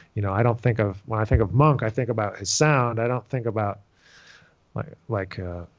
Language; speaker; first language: English; native; English